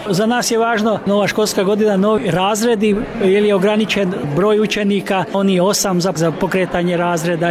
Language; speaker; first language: Croatian; early bilingual, heritage; Croatian